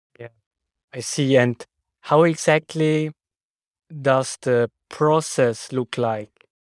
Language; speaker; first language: English; non-native, fluent; Swiss German